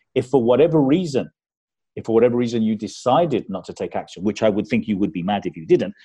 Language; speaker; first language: English; early bilingual, other home language; Spanish